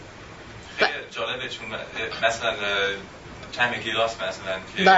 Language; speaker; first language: Persian; non-native, fluent; English